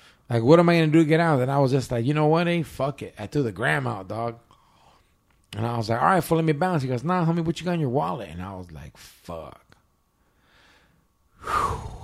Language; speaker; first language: English; native; English